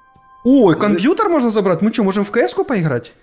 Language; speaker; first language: Russian; native; Russian